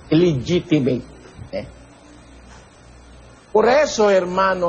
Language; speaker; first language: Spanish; non-native, learner; Filipino